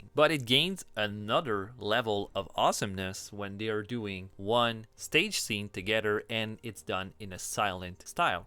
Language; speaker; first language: English; non-native, fluent; French